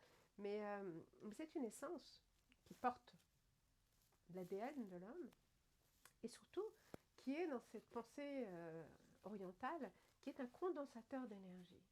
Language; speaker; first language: French; native; French